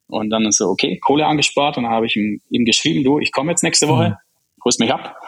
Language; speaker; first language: German; early bilingual, other home language; Czech